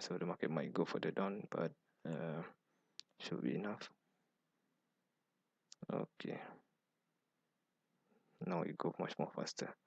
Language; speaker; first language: English; non-native, fluent; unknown